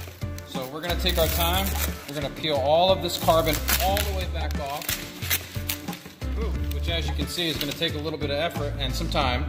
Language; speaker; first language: English; native; English